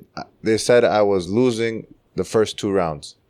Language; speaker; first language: English; early bilingual, other home language; Czech